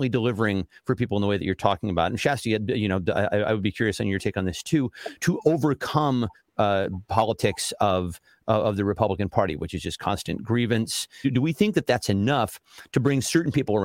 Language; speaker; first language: English; native; English